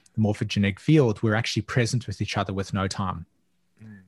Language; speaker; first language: English; native; English